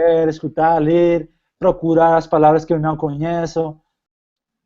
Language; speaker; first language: Portuguese; non-native, fluent; Spanish